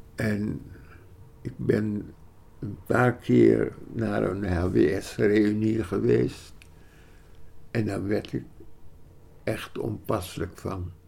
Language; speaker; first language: Dutch; early bilingual, other home language; Indonesian